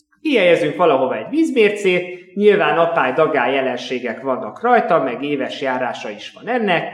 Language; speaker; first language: Hungarian; native; Hungarian